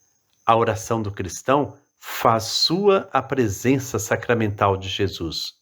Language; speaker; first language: Portuguese; native; Portuguese